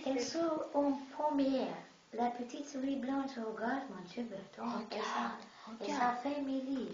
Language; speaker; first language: French; non-native, learner; Russian